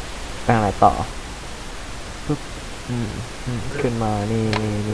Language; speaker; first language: Thai; native; Thai